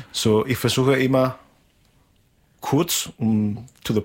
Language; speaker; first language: German; non-native, learner; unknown